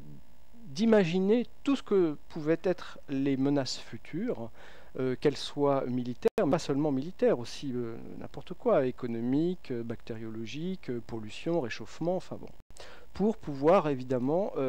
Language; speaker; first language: French; native; French